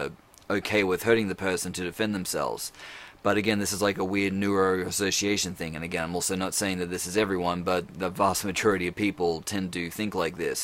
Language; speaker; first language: English; native; English